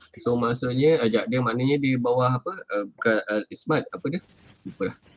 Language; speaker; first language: Malay; native; Malay